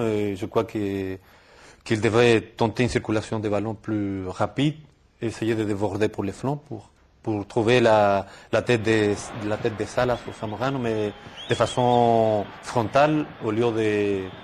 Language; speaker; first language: French; non-native, fluent; Spanish